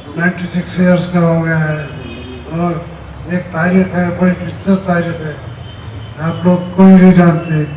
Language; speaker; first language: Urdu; native; Urdu